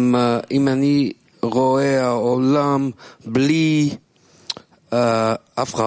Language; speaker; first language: Hebrew; non-native, learner; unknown